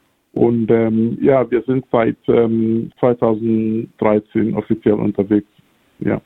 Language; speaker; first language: German; non-native, fluent; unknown